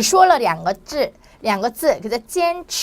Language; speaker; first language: Chinese; non-native, fluent; Korean